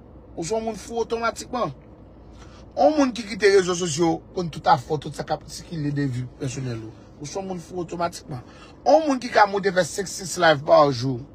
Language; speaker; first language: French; non-native, local second language; Haitian Creole